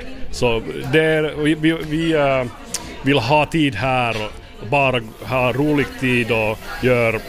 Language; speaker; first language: Swedish; non-native, learner; Finnish